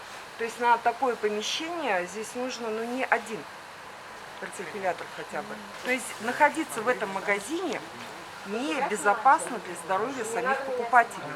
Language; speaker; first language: Russian; native; Russian